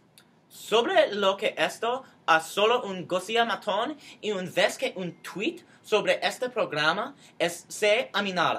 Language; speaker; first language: Spanish; non-native, learner; English